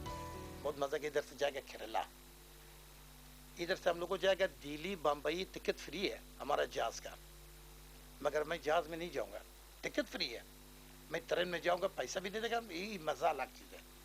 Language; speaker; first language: Hindi; non-native, learner; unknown